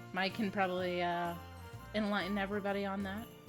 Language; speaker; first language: English; native; English